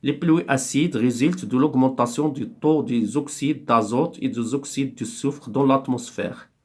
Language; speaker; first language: French; non-native, local second language; Arabic